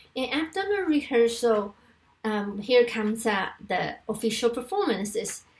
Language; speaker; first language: English; non-native, fluent; Chinese